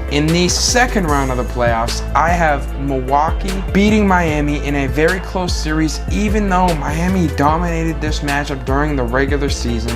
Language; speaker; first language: English; native; English